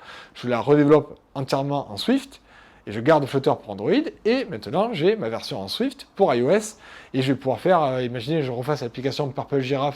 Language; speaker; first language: French; native; French